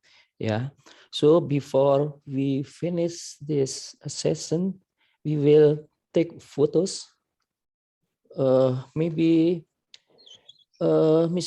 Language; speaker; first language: English; non-native, fluent; Indonesian